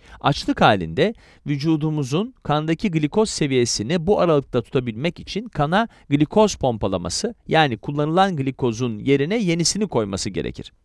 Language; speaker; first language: Turkish; native; Turkish